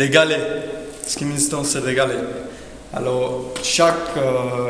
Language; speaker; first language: French; non-native, fluent; Spanish